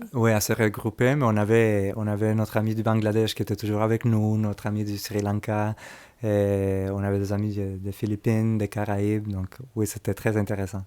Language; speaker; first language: French; early bilingual, other home language; Spanish